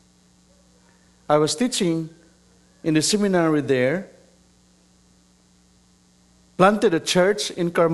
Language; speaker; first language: English; non-native, local second language; Cebuano